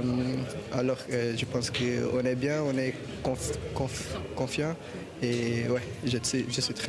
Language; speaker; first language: French; non-native, learner; Portuguese